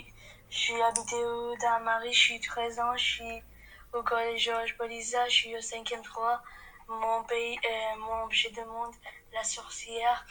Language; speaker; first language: French; non-native, learner; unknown